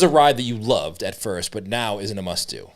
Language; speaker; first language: English; native; English